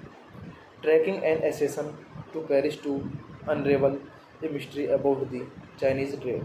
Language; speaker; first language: English; non-native, learner; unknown